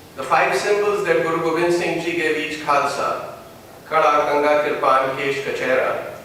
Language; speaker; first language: English; non-native, local second language; Punjabi